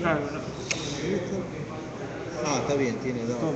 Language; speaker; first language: Spanish; native; Spanish